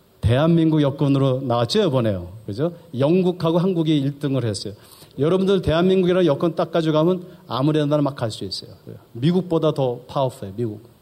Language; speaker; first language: Korean; early bilingual, heritage; Korean